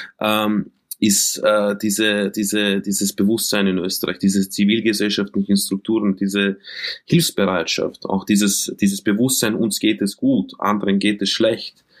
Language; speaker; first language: German; early bilingual, other home language; Croatian